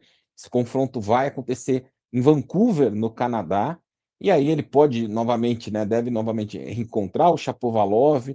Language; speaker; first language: Portuguese; native; Portuguese